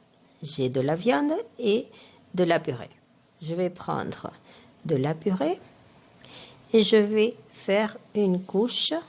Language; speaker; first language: French; non-native, fluent; Spanish